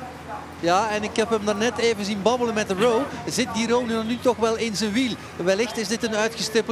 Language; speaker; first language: Dutch; native; Dutch